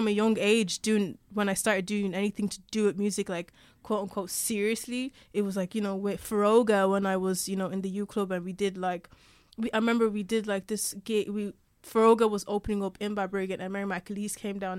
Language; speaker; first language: English; native; English